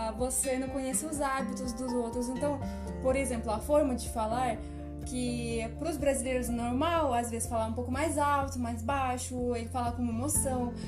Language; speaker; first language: Portuguese; non-native, fluent; Russian